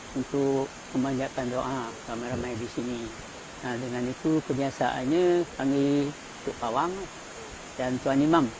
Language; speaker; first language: Malay; native; Malay